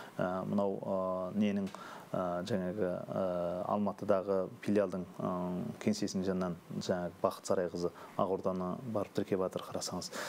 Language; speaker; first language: Kazakh; early bilingual, heritage; Kazakh